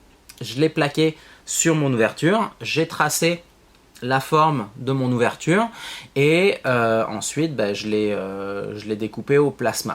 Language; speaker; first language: French; native; French